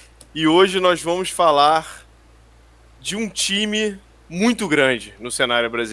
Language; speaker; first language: Portuguese; native; Portuguese